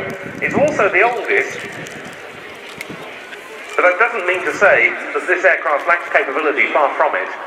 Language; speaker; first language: English; native; English